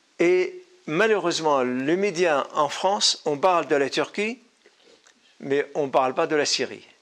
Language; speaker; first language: French; non-native, fluent; Arabic